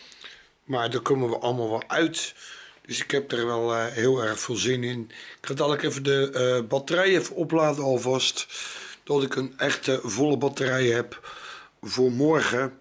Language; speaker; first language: Dutch; native; Dutch